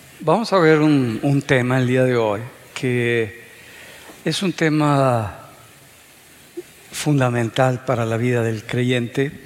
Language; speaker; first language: Spanish; native; Spanish